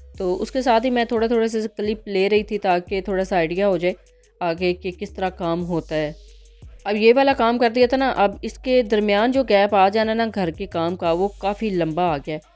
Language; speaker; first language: Urdu; non-native, local second language; Punjabi